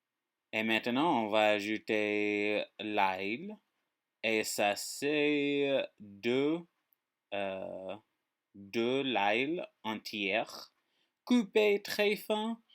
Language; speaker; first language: French; non-native, learner; English